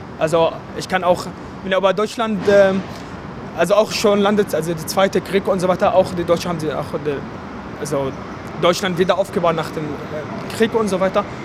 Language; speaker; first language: German; non-native, fluent; Arabic